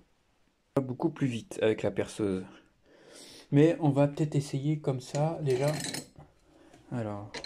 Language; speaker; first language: French; native; French